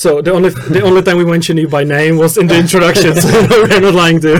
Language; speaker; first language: English; non-native, fluent; Czech